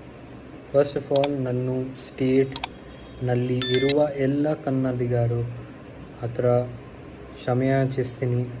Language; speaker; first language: Kannada; non-native, learner; Hindi